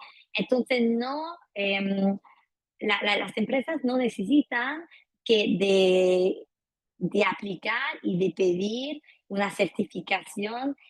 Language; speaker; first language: Spanish; non-native, fluent; French